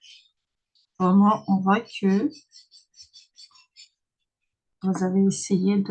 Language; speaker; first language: French; non-native, fluent; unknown